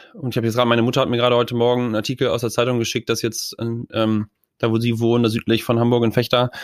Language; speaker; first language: German; native; German